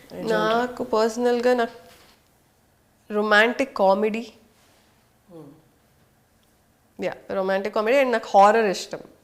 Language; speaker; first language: Telugu; non-native, fluent; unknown